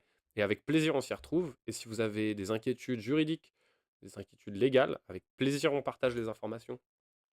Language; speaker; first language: French; native; French